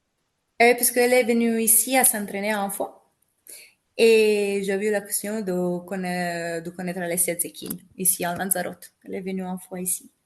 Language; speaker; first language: French; non-native, fluent; Italian